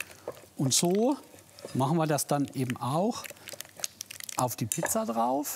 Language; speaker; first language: German; native; German